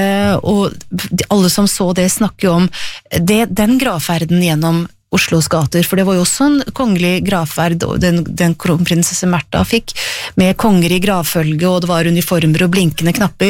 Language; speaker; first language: Norwegian; native; Norwegian